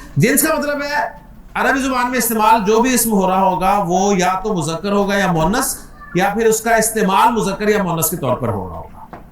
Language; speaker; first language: Urdu; non-native, local second language; Punjabi